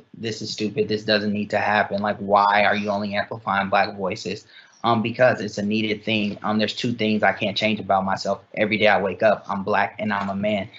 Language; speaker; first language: English; native; English